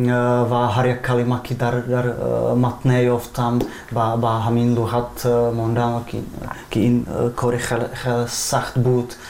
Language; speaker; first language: Tajik; non-native, fluent; Czech